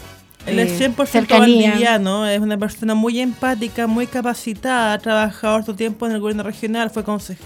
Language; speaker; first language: Spanish; native; Spanish